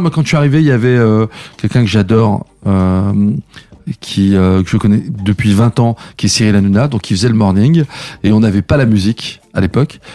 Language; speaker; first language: French; native; French